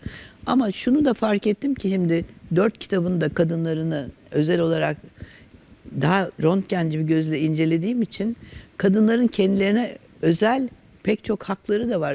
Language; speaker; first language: Turkish; native; Turkish